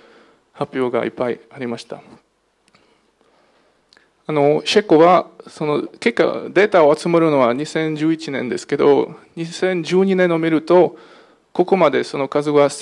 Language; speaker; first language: Japanese; non-native, fluent; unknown